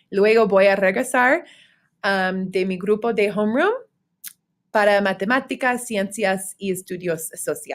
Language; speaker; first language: Spanish; non-native, fluent; English